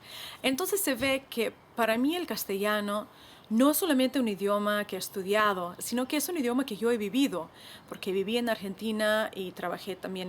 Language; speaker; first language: Spanish; non-native, fluent; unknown